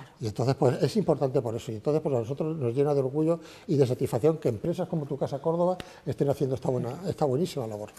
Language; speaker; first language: Spanish; native; Spanish